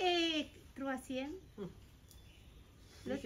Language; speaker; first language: French; non-native, fluent; Balinese